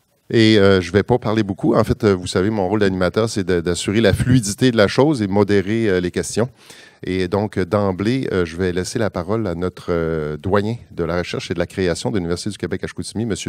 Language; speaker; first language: French; native; French